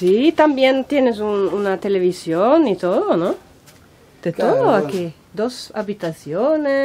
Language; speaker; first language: Spanish; non-native, fluent; Swedish